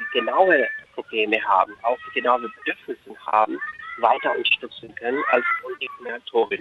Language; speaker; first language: German; non-native, fluent; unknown